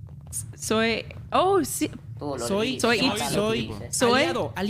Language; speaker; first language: Spanish; non-native, learner; English